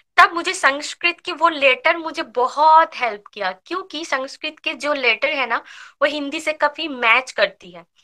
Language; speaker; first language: Hindi; non-native, local second language; Bangla